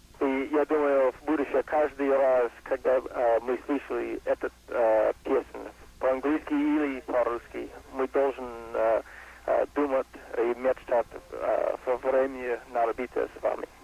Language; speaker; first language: Russian; non-native, learner; English